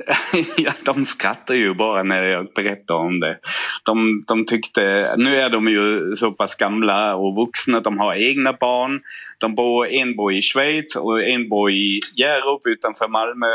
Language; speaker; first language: Swedish; non-native, fluent; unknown